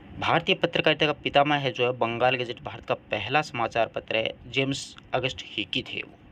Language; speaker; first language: Hindi; native; Hindi